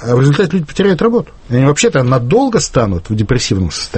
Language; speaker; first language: Russian; native; Russian